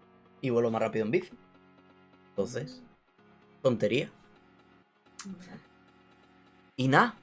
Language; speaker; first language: Spanish; native; Spanish